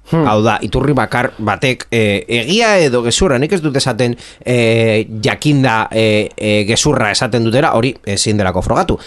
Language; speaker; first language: Basque; non-native, local second language; Spanish